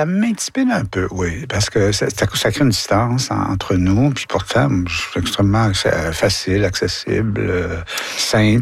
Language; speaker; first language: French; native; French